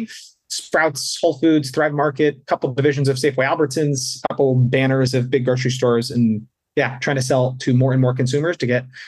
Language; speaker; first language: English; native; English